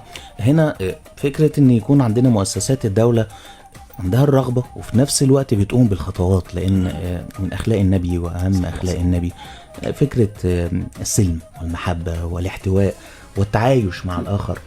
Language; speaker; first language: Arabic; native; Arabic